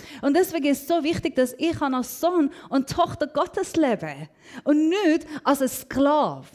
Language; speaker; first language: German; non-native, fluent; Persian